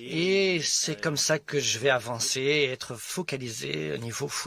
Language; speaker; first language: French; non-native, fluent; Spanish